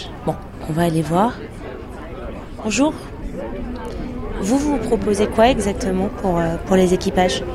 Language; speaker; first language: French; native; French